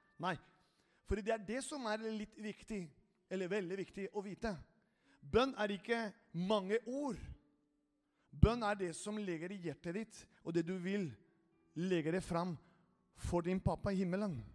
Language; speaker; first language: Norwegian; non-native, fluent; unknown